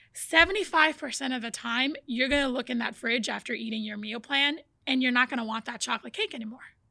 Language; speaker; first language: English; early bilingual, other home language; Portuguese